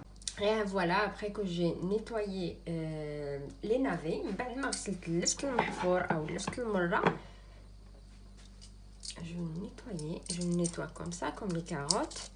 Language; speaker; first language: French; non-native, local second language; Arabic